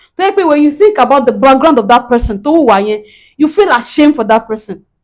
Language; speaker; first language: English; non-native, local second language; Yoruba